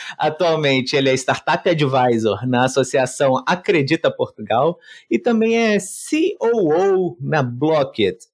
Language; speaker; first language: Portuguese; native; Portuguese